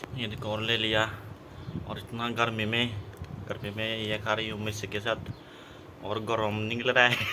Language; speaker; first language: Hindi; non-native, local second language; Santali